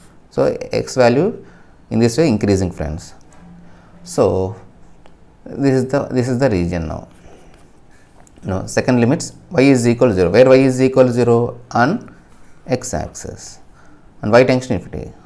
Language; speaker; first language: English; non-native, local second language; Telugu